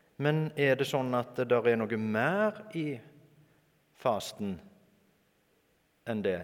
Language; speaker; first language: Norwegian; native; Norwegian